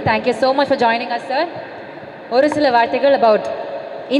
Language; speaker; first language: Tamil; native; Tamil